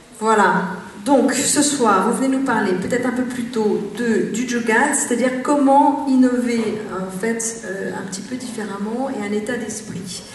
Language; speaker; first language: French; native; French